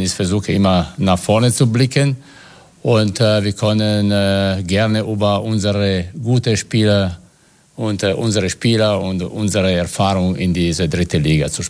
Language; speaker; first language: German; non-native, fluent; Italian